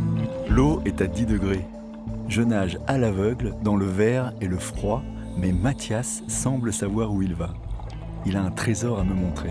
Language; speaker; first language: French; native; French